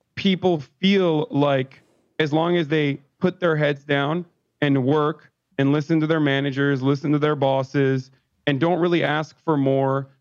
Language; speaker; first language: English; non-native, fluent; Turkish